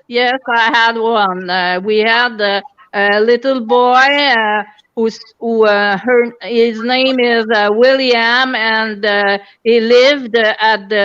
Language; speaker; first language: English; non-native, local second language; French